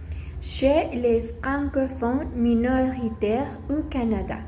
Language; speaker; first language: French; non-native, learner; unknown